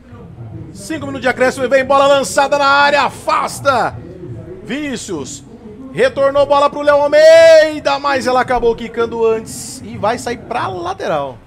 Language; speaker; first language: Portuguese; native; Portuguese